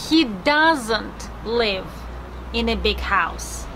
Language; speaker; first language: English; non-native, fluent; Russian